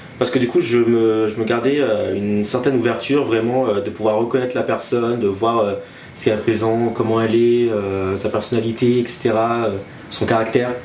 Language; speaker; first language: French; non-native, local second language; Malagasy